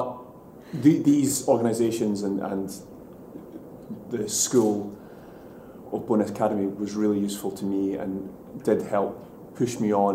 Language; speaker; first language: English; native; English